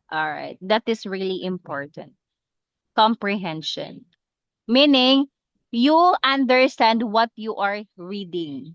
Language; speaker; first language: English; non-native, local second language; Cebuano